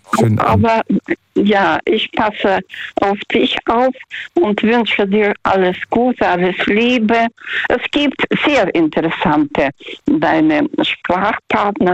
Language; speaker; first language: German; early bilingual, heritage; Russian